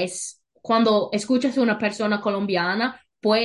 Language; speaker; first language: Spanish; non-native, learner; English